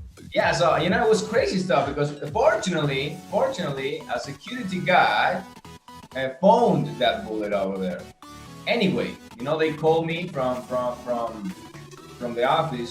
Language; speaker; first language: English; non-native, fluent; Spanish